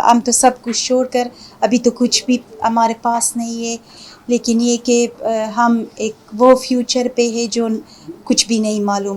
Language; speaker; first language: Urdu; non-native, fluent; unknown